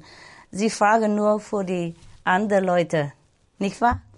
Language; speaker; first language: German; non-native, learner; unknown